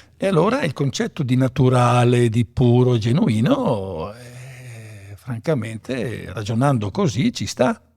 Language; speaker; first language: Italian; native; Italian